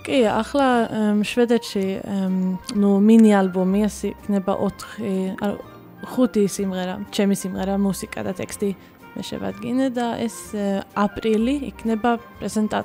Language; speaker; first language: Georgian; early bilingual, heritage; Swedish